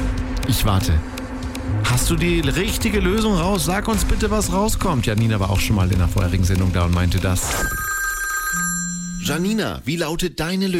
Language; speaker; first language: German; native; German